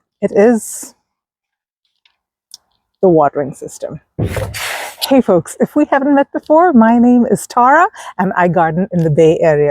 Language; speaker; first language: English; native; English